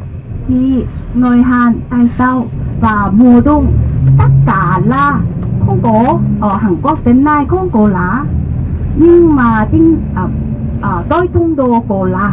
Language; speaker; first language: Vietnamese; non-native, learner; Korean